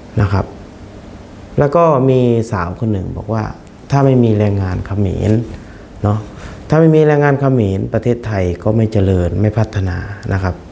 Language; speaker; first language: Thai; non-native, fluent; Khmer